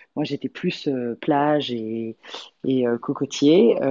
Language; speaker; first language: French; native; French